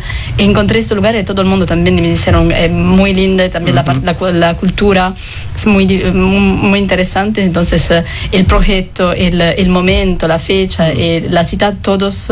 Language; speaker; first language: Spanish; non-native, fluent; Italian